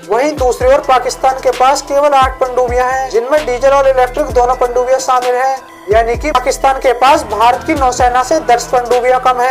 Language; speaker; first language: Hindi; native; Hindi